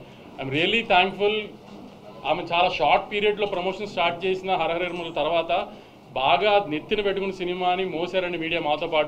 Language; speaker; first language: Telugu; native; Telugu